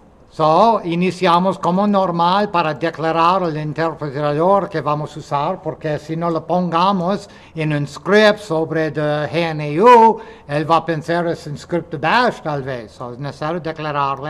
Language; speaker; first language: Spanish; non-native, fluent; English